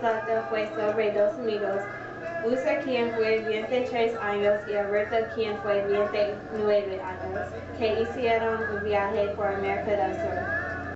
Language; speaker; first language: Spanish; non-native, learner; English